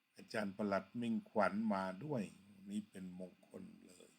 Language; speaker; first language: Thai; native; Thai